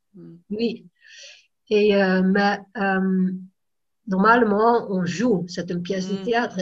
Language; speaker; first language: French; non-native, fluent; Dutch